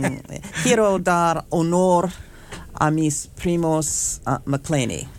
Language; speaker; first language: Spanish; non-native, fluent; English